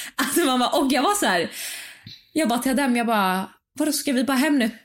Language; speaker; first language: Swedish; native; Swedish